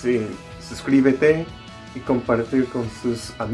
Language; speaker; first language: Spanish; non-native, learner; English